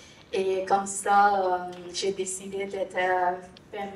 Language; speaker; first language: French; non-native, learner; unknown